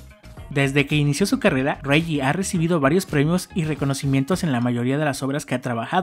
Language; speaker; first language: Spanish; native; Spanish